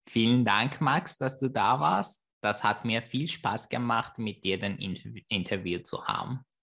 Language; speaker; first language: German; non-native, fluent; Persian